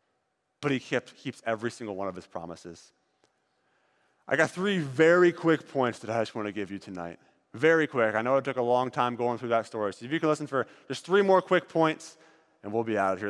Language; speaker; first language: English; native; English